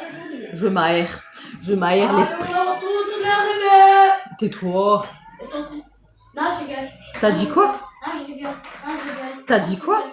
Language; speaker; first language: French; native; French